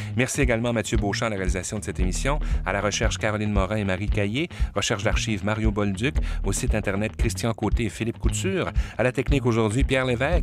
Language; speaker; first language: French; native; French